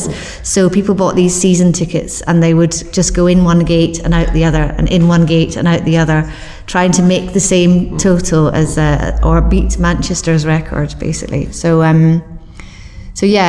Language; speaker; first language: English; native; English